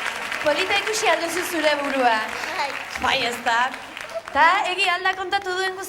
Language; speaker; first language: Basque; native; Basque